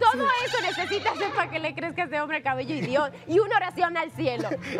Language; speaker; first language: Spanish; native; Spanish